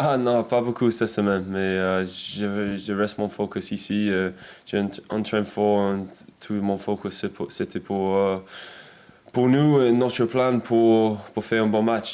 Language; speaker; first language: French; non-native, learner; English